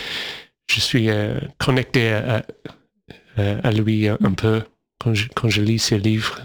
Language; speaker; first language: French; non-native, fluent; English